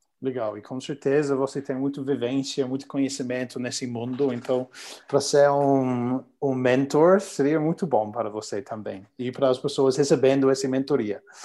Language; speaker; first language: Portuguese; non-native, learner; English